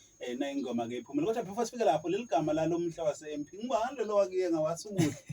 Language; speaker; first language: Zulu; non-native, local second language; Swati